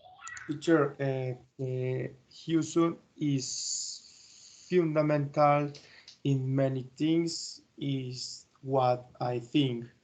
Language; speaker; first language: English; non-native, learner; Spanish